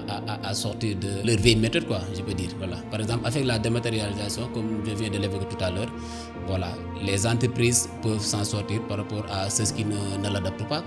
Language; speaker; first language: French; non-native, local second language; Wolof